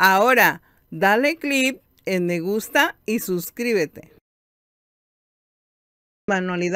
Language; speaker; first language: Spanish; native; Spanish